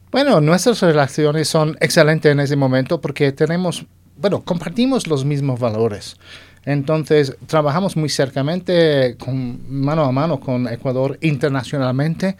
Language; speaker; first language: Spanish; non-native, fluent; English